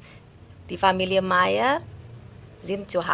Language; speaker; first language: German; non-native, learner; Indonesian